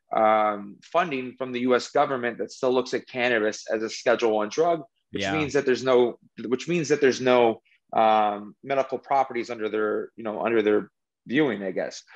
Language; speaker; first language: English; native; English